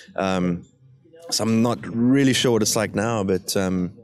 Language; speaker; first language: English; native; English